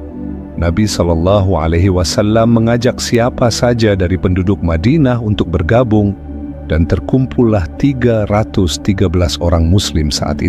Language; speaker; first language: Indonesian; native; Indonesian